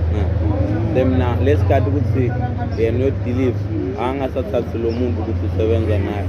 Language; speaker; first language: Zulu; non-native, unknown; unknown